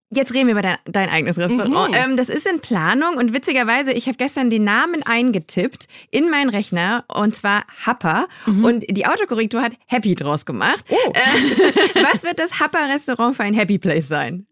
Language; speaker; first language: German; native; German